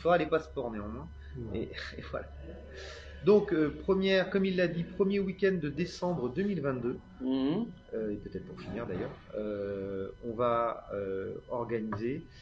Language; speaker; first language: French; native; French